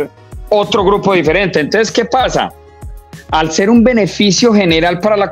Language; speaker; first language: Spanish; native; Spanish